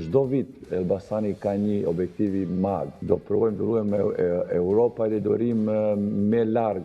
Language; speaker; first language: Albanian; non-native, learner; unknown